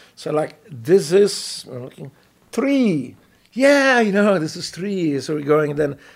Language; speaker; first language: English; non-native, fluent; Polish